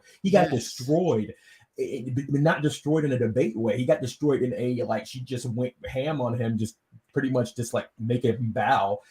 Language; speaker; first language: English; native; English